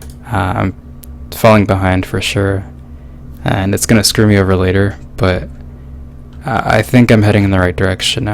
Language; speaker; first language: English; native; English